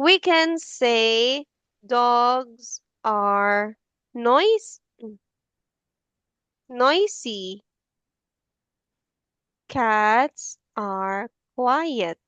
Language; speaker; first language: English; non-native, fluent; Filipino